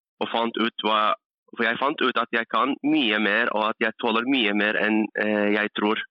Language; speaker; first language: Norwegian; early bilingual, other home language; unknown